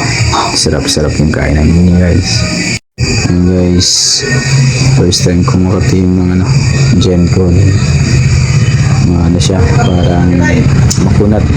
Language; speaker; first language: Filipino; non-native, local second language; Cebuano